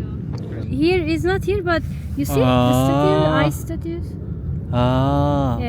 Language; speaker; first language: English; non-native, learner; Turkish